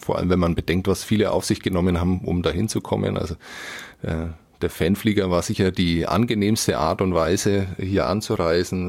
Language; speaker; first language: German; native; German